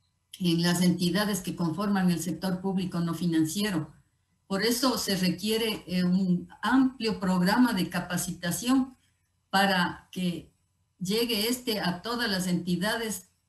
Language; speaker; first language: Spanish; native; Spanish